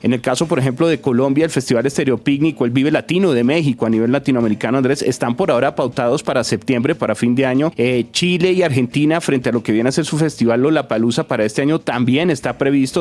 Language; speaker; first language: Spanish; native; Spanish